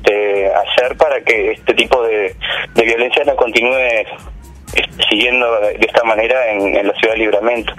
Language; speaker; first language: Spanish; native; Spanish